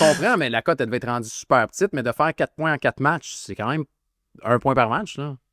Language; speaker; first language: French; native; French